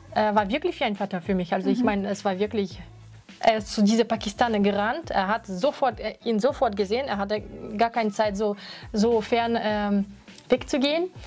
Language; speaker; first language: German; non-native, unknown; Russian